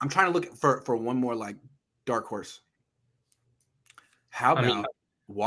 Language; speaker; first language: English; native; English